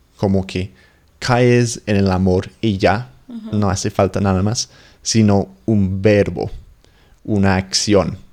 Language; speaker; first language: Spanish; non-native, fluent; English